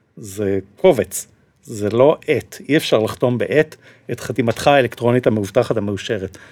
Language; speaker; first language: Hebrew; native; Hebrew